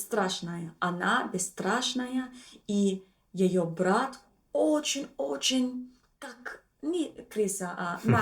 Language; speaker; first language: Russian; non-native, learner; English